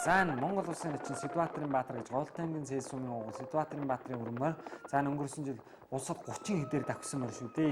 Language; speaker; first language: Mongolian; native; Mongolian